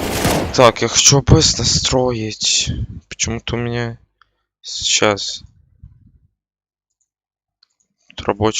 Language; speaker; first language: Russian; native; Russian